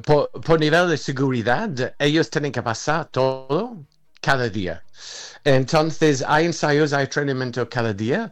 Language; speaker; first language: Spanish; non-native, fluent; English